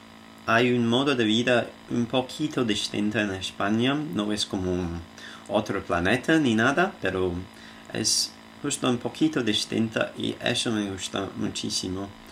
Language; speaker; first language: Spanish; non-native, fluent; English